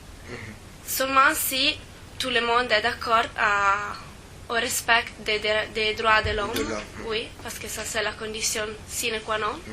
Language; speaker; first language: French; non-native, fluent; Italian